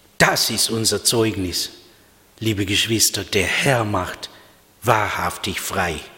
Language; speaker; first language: German; non-native, fluent; Russian